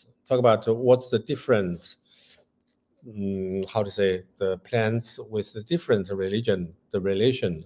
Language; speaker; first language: English; non-native, learner; Chinese